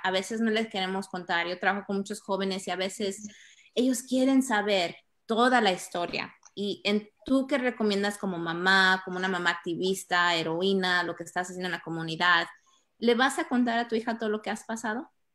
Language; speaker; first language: Spanish; early bilingual, heritage; Spanish